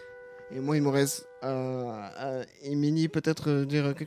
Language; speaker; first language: French; native; French